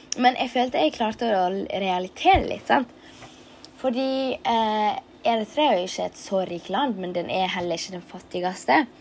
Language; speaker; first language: Norwegian; early bilingual, other home language; Tigrinya